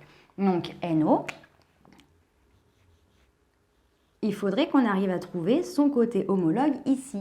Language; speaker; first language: French; native; French